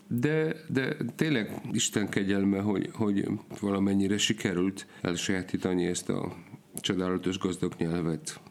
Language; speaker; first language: Hungarian; non-native, fluent; Polish